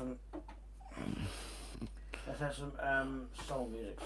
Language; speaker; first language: English; native; English